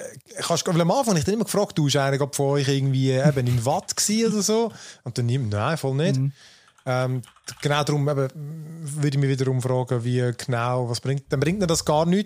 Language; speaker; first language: German; native; German